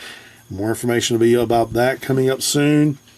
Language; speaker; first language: English; native; English